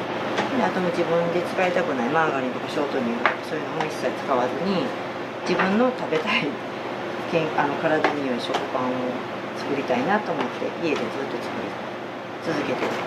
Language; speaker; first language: Japanese; native; Japanese